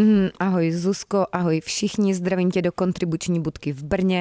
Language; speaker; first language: Czech; native; Czech